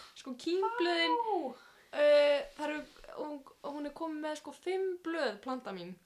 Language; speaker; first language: Icelandic; native; Icelandic